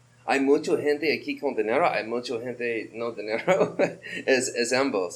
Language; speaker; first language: Spanish; non-native, learner; English